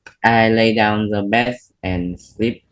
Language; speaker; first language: English; non-native, learner; Vietnamese